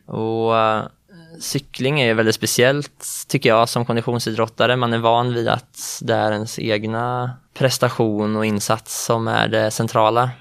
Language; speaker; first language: Swedish; native; Swedish